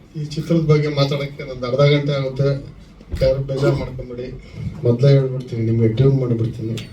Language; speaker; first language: Kannada; native; Kannada